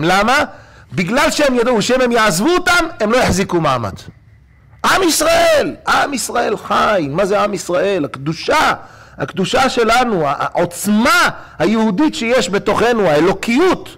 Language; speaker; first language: Hebrew; native; Hebrew